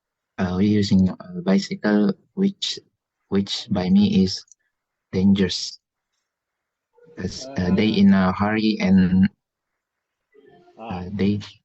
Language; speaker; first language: English; non-native, learner; Indonesian